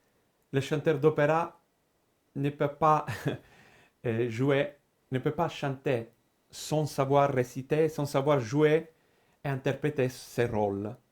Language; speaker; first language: French; non-native, fluent; Italian